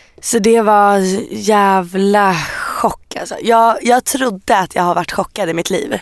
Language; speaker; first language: Swedish; early bilingual, other home language; Persian